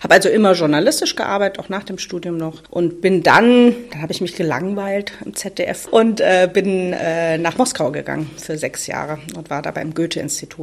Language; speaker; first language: German; native; German